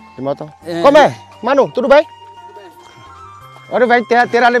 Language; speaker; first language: Portuguese; non-native, learner; Vietnamese